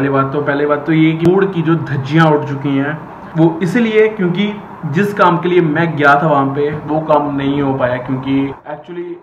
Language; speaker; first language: Hindi; native; Hindi